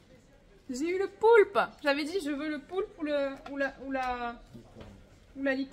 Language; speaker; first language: French; native; French